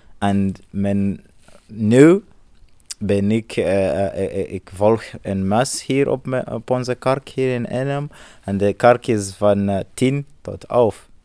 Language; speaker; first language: Dutch; non-native, learner; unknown